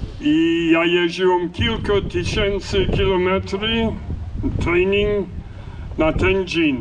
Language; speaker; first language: Polish; non-native, learner; English